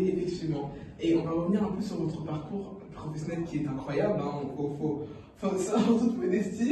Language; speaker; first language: French; native; French